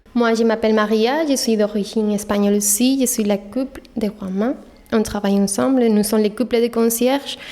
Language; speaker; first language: French; non-native, fluent; Spanish